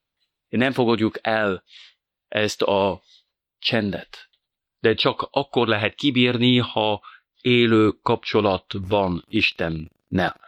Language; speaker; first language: Hungarian; non-native, fluent; French